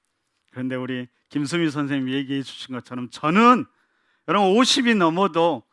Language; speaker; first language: Korean; native; Korean